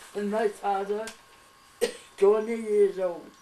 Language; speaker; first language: English; early bilingual, heritage; French